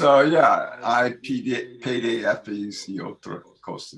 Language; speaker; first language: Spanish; non-native, learner; English